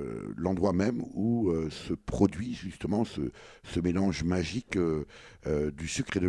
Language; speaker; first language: French; native; French